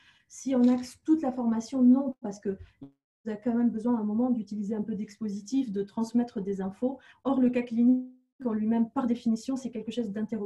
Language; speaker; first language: French; native; French